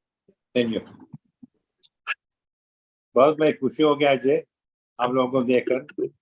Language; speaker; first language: Hindi; non-native, local second language; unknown